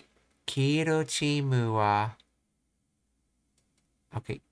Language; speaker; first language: Japanese; non-native, learner; English